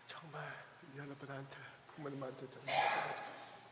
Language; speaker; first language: Korean; early bilingual, heritage; English